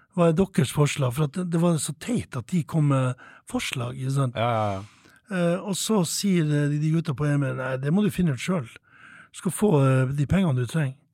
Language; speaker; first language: Norwegian; native; Norwegian